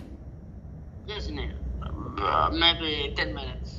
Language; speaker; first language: English; non-native, learner; Arabic